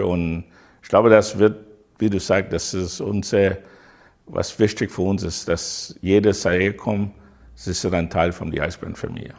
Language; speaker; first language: German; non-native, fluent; English